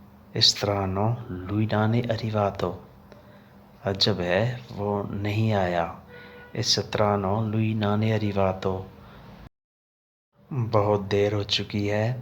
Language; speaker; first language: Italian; non-native, learner; Urdu